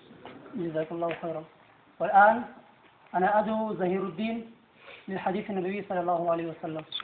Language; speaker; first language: Arabic; non-native, learner; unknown